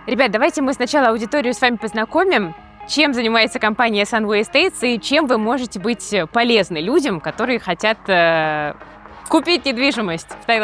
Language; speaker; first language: Russian; native; Russian